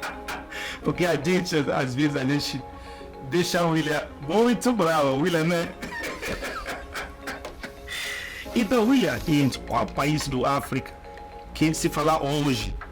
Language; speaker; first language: Portuguese; non-native, learner; Igbo